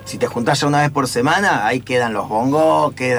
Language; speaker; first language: Spanish; native; Spanish